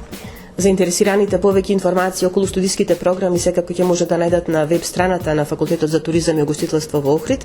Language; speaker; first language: Macedonian; native; Macedonian